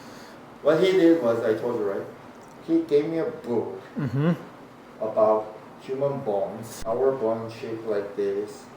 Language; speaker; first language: English; non-native, fluent; Korean